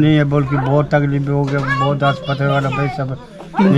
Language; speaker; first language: Hindi; non-native, local second language; Tibetan